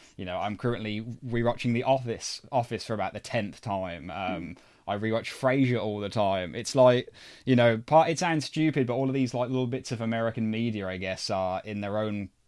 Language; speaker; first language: English; native; English